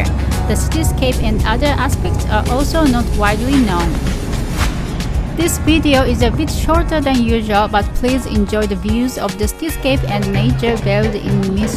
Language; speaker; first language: English; non-native, learner; Japanese